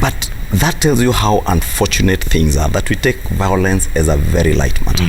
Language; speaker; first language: English; non-native, local second language; Kikuyu